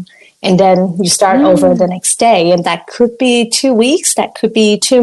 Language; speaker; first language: English; non-native, local second language; Cantonese